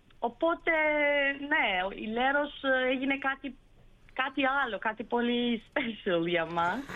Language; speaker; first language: Greek; early bilingual, heritage; Turkish